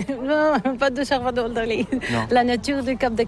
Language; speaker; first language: French; non-native, learner; Bulgarian